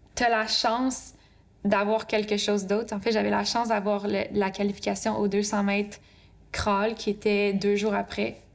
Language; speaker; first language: French; native; French